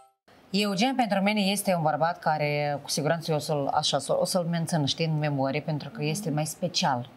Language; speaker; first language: Romanian; native; Romanian